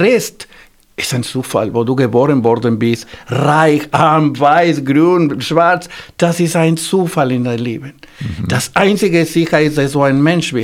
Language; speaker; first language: German; non-native, fluent; Spanish